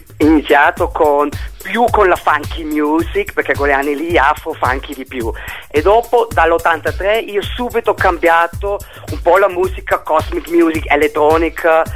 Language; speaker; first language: Italian; non-native, learner; German